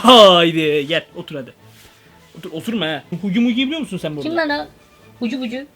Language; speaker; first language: Turkish; native; Turkish